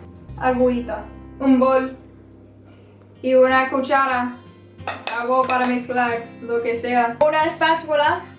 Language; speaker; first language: Spanish; non-native, fluent; English